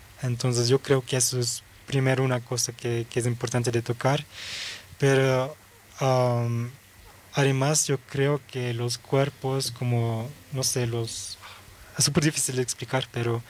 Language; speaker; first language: Spanish; early bilingual, heritage; Dutch